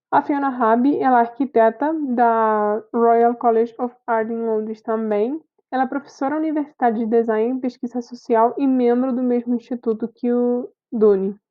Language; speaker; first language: Portuguese; non-native, fluent; Spanish